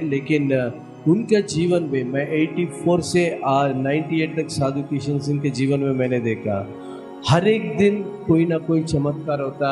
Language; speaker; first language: Hindi; non-native, local second language; Telugu